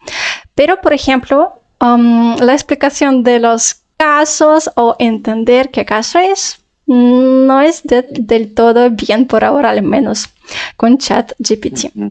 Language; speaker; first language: Spanish; non-native, fluent; Russian